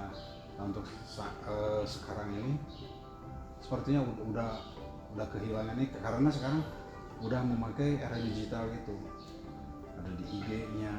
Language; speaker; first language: Indonesian; native; Indonesian